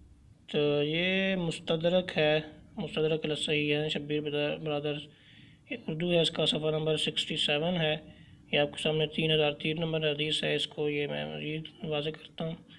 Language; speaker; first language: Hindi; non-native, local second language; Punjabi